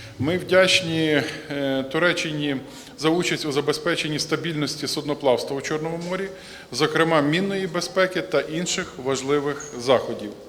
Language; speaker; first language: Ukrainian; native; Ukrainian